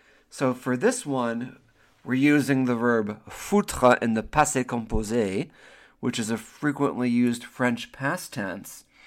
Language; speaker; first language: English; native; English